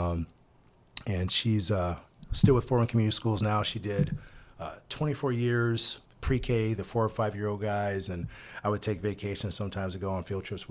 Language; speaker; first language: English; native; English